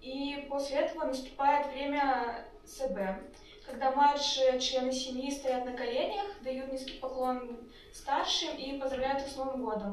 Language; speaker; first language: Russian; native; Russian